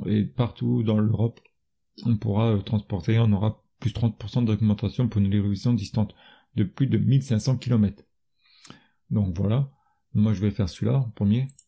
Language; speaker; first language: French; native; French